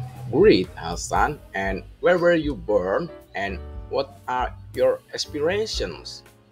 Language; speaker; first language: English; non-native, fluent; Indonesian